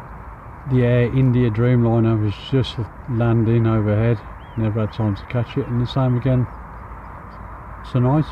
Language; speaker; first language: English; native; English